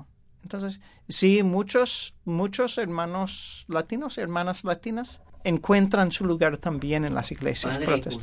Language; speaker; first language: Spanish; non-native, fluent; English